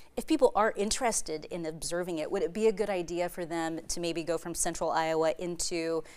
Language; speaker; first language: English; native; English